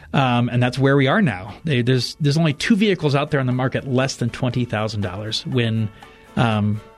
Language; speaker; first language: English; native; English